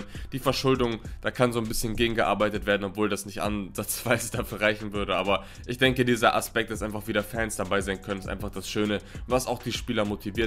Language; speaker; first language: German; native; German